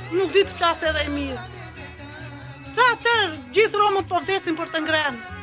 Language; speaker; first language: Albanian; non-native, local second language; Romany